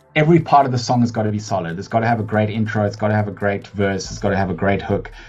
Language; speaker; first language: English; native; English